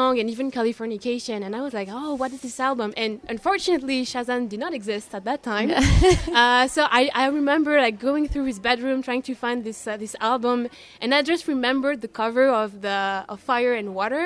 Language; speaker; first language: English; non-native, fluent; French